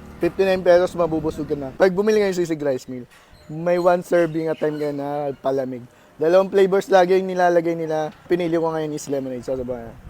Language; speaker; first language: Filipino; native; Filipino